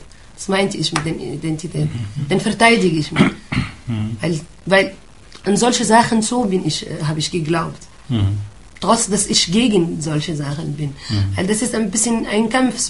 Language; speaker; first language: German; non-native, fluent; Arabic